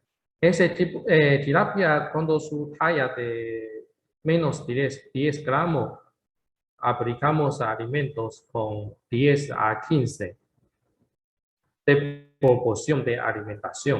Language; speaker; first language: Spanish; non-native, learner; Chinese